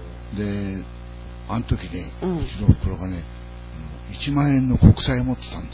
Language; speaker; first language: Japanese; native; Japanese